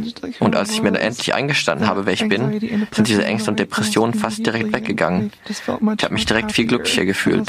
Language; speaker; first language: German; non-native, fluent; English